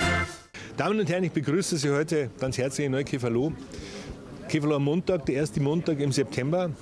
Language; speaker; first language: German; native; German